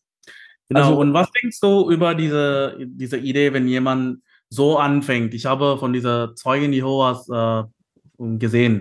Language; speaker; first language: German; non-native, learner; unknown